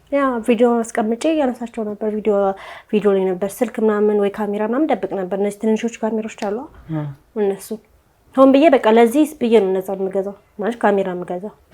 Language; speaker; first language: Amharic; native; Amharic